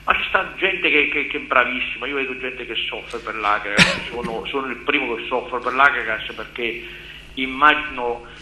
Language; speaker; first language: Italian; native; Italian